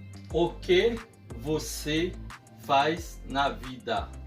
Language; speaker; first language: Portuguese; non-native, fluent; Haitian Creole